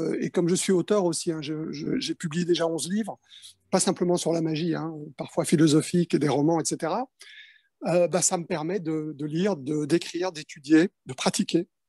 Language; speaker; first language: French; early bilingual, other home language; Spanish